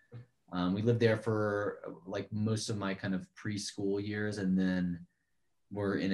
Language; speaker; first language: English; native; English